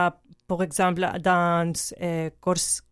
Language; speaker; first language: French; non-native, learner; Catalan